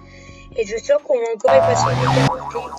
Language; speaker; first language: French; native; French